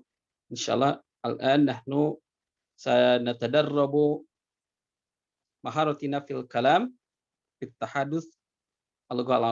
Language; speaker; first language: Arabic; non-native, fluent; Indonesian